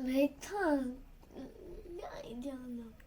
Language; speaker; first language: Chinese; early bilingual, heritage; Chinese